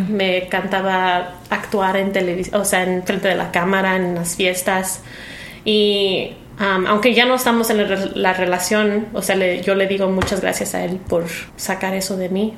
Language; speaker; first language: Spanish; early bilingual, heritage; Spanish